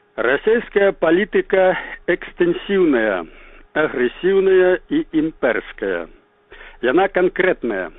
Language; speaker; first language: Belarusian; native; Belarusian